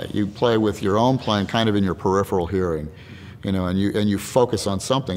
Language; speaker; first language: English; native; English